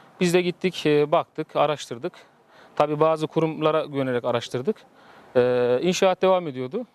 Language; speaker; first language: Turkish; native; Turkish